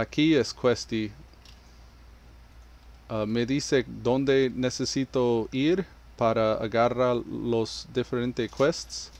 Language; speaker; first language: Spanish; non-native, learner; English